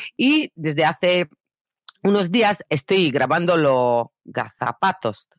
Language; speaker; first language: Spanish; non-native, fluent; Italian